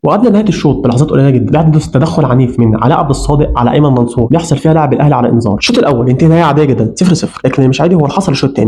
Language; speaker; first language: Arabic; native; Arabic